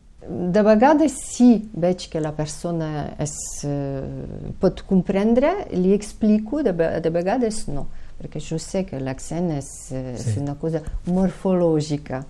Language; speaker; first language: Catalan; non-native, fluent; Ukrainian